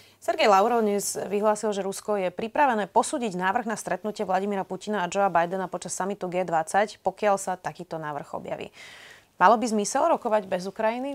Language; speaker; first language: Slovak; native; Slovak